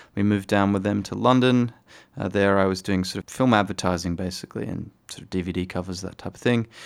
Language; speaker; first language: English; native; English